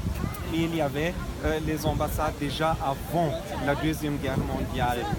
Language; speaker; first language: French; non-native, fluent; German